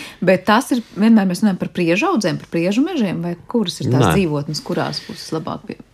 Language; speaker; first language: Latvian; native; Latvian